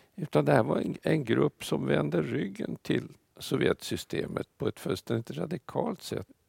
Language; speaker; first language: Swedish; non-native, fluent; Russian